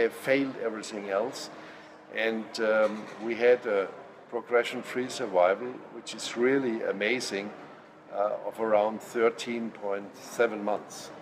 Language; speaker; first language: English; non-native, fluent; German